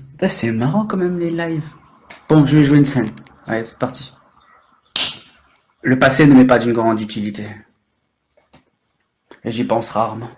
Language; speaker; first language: French; native; French